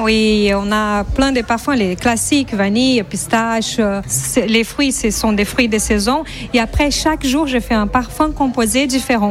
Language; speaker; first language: French; non-native, fluent; Portuguese